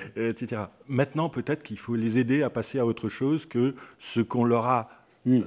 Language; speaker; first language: French; native; French